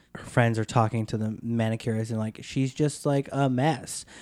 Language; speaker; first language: English; native; English